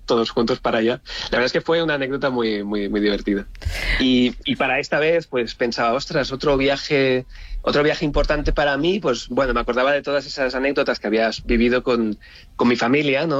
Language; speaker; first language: Spanish; native; Spanish